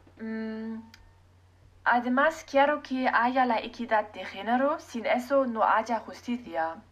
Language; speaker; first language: Spanish; non-native, learner; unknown